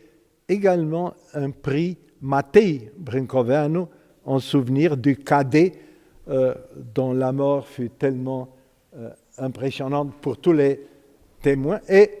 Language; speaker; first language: French; non-native, fluent; Romanian